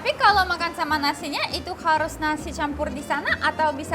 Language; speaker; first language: Indonesian; non-native, fluent; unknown